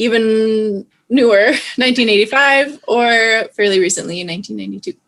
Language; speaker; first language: English; native; English